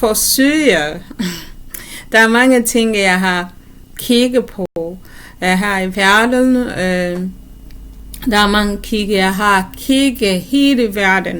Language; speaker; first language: Danish; non-native, learner; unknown